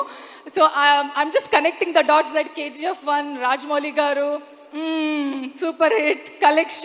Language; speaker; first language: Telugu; non-native, local second language; Kannada